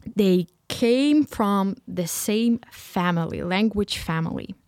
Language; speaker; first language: English; non-native, fluent; Ukrainian